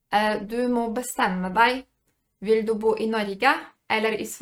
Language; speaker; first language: Norwegian; non-native, fluent; Polish